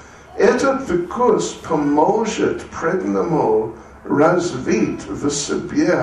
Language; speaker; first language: Russian; non-native, learner; English